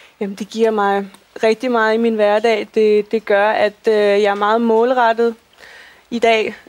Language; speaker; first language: Danish; early bilingual, other home language; Russian